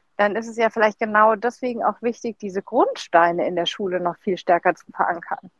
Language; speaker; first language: German; native; German